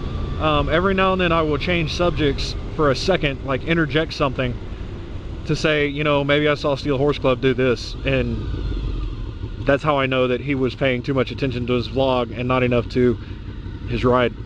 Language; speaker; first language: English; native; English